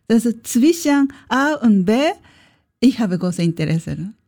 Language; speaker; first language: German; non-native, learner; Japanese